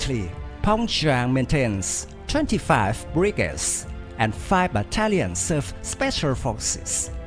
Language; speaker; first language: English; non-native, fluent; Vietnamese